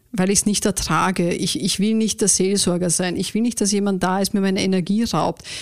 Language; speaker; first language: German; native; German